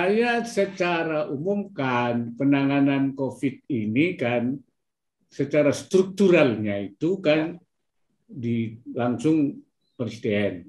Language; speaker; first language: Indonesian; native; Indonesian